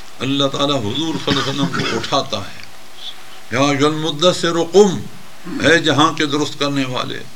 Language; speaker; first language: Urdu; non-native, local second language; Punjabi